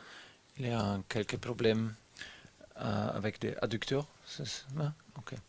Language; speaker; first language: French; non-native, learner; German